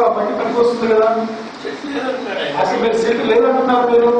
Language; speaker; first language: Telugu; native; Telugu